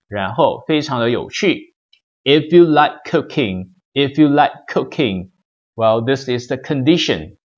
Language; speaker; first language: English; non-native, local second language; Chinese